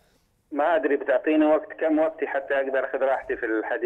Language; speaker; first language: Arabic; native; Arabic